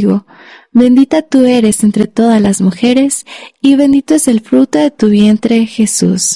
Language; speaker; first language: Spanish; native; Spanish